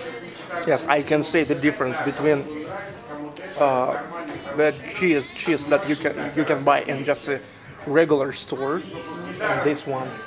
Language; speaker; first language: English; non-native, fluent; Russian